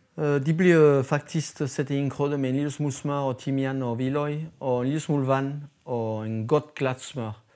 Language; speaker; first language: Danish; non-native, fluent; French